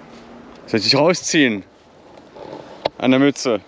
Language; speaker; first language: German; native; German